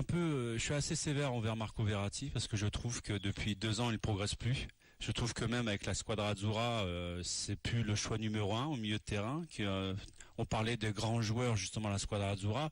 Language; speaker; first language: French; native; French